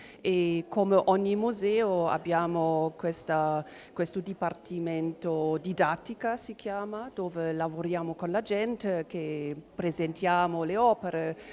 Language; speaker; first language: Italian; non-native, fluent; German